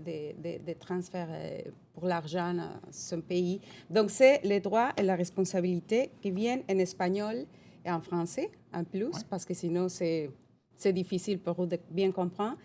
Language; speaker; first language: French; non-native, fluent; Spanish